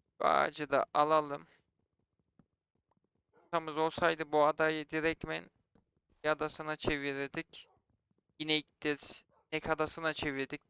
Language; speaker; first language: Turkish; native; Turkish